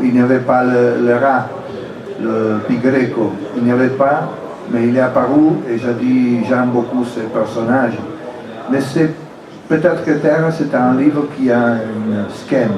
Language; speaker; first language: French; non-native, fluent; Italian